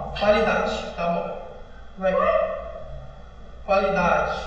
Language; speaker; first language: Portuguese; native; Portuguese